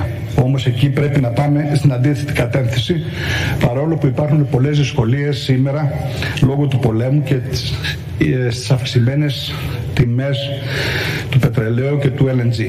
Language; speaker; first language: Greek; native; Greek